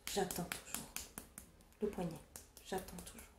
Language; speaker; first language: French; non-native, fluent; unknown